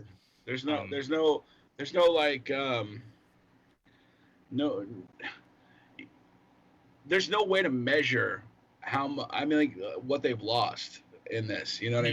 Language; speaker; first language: English; native; English